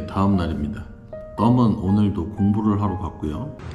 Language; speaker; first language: Korean; native; Korean